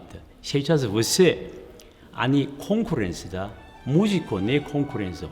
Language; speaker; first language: Russian; non-native, learner; Korean